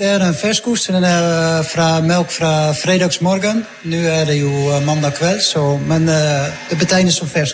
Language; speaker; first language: Norwegian; non-native, fluent; Dutch